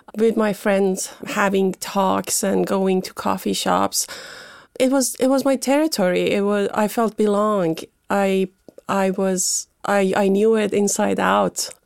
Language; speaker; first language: English; non-native, fluent; Persian